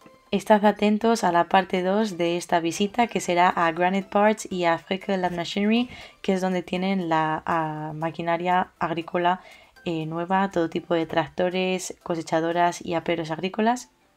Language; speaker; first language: Spanish; native; Spanish